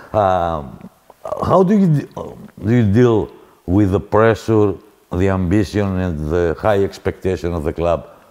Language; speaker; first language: English; non-native, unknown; Greek